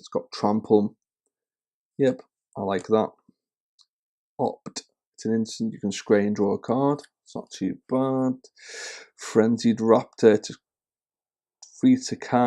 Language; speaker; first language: English; native; English